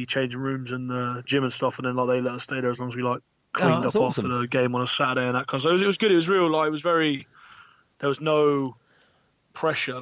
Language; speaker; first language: English; native; English